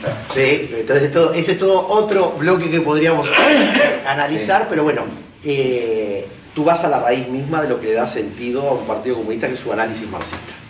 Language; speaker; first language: Spanish; native; Spanish